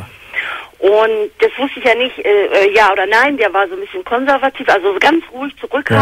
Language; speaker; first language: German; native; German